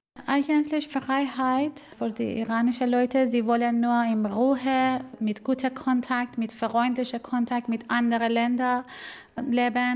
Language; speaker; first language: German; non-native, learner; Persian